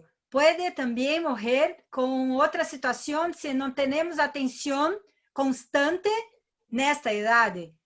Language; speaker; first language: Spanish; non-native, learner; Portuguese